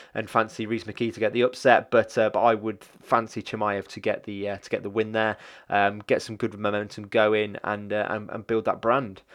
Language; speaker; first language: English; native; English